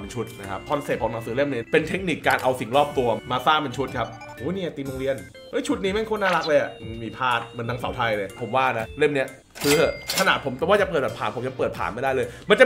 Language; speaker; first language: Thai; native; Thai